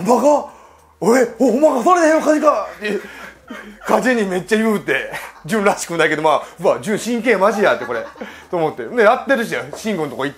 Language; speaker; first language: Japanese; native; Japanese